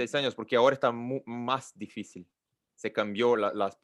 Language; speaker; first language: Spanish; non-native, learner; Portuguese